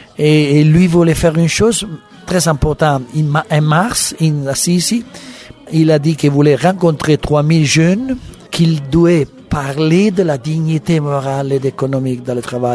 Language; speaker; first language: French; non-native, learner; Italian